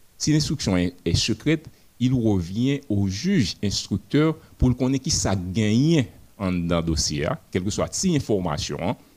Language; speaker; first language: French; non-native, local second language; Haitian Creole